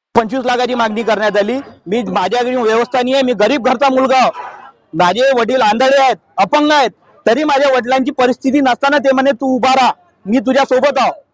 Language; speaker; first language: Marathi; non-native, local second language; Hindi